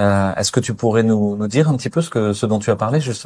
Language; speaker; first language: French; native; French